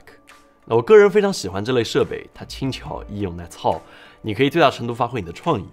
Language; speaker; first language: Chinese; native; Chinese